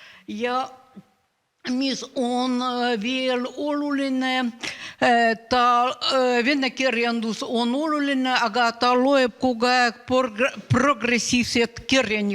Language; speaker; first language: Estonian; non-native, learner; Russian